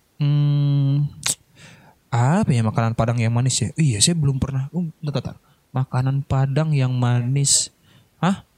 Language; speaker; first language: Indonesian; non-native, local second language; Minangkabau